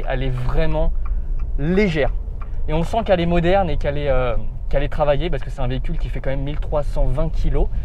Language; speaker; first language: French; native; French